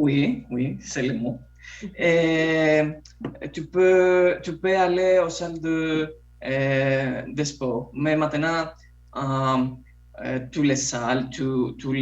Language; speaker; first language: French; non-native, fluent; Polish